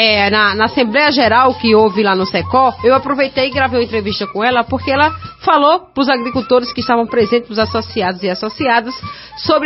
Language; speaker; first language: Portuguese; native; Portuguese